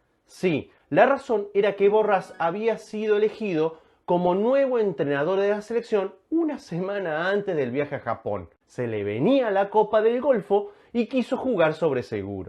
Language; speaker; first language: Spanish; native; Spanish